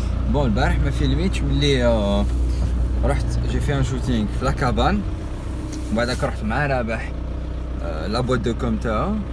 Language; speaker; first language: French; non-native, local second language; Arabic